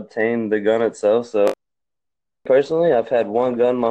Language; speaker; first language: English; native; English